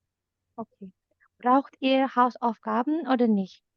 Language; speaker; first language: German; non-native, fluent; Indonesian